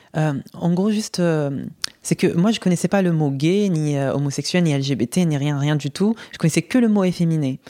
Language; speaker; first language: French; non-native, local second language; Arabic